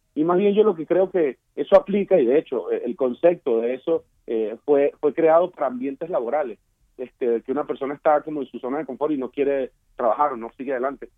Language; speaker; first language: Spanish; native; Spanish